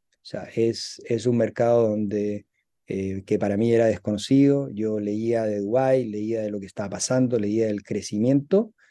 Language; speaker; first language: Spanish; native; Spanish